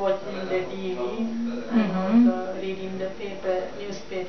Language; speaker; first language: English; non-native, learner; Sinhala